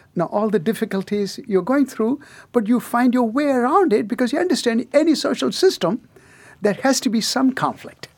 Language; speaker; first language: English; non-native, local second language; Tamil